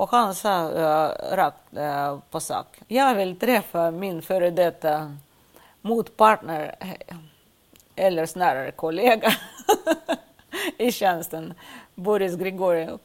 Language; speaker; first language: Swedish; non-native, fluent; Russian